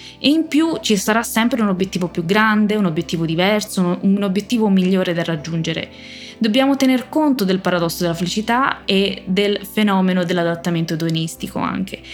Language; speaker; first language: Italian; native; Italian